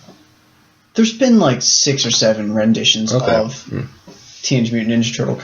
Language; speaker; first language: English; native; English